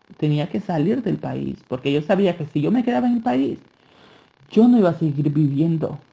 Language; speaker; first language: Spanish; native; Spanish